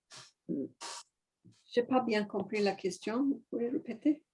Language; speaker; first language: French; non-native, fluent; English